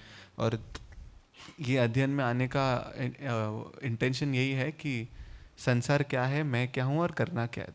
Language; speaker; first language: Hindi; non-native, local second language; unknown